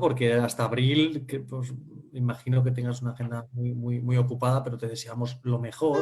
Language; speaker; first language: Spanish; native; Spanish